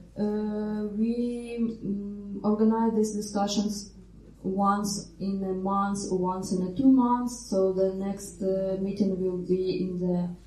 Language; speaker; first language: English; non-native, fluent; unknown